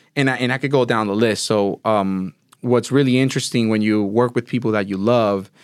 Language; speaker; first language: English; early bilingual, other home language; Spanish